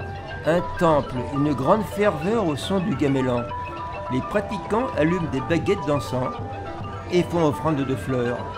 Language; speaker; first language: French; native; French